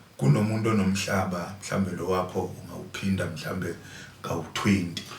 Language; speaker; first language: Zulu; native; Zulu